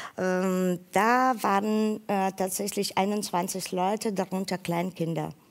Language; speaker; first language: German; non-native, fluent; Ukrainian